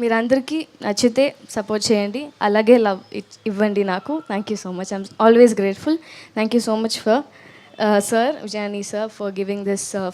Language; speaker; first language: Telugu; non-native, learner; Tamil